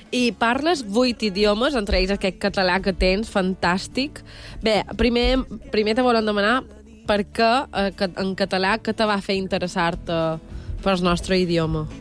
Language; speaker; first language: Catalan; native; Catalan